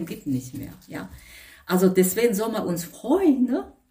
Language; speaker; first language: German; non-native, fluent; Chinese